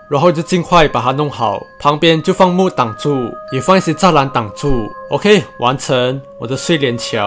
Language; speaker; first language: Chinese; native; Chinese